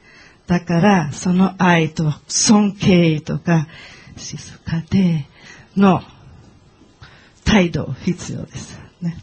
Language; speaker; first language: Japanese; non-native, learner; Portuguese